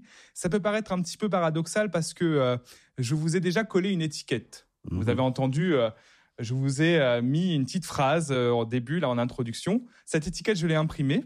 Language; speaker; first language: French; native; French